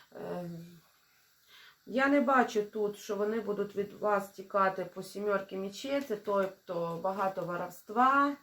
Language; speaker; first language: Ukrainian; non-native, local second language; Russian